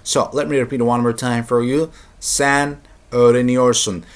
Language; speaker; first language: English; non-native, fluent; Turkish